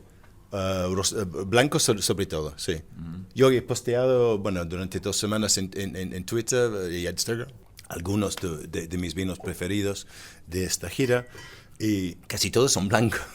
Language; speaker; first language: Spanish; non-native, fluent; English